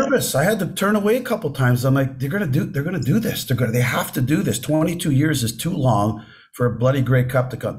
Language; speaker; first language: English; native; English